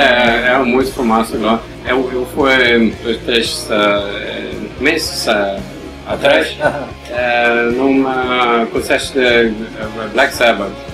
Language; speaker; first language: Portuguese; non-native, learner; Norwegian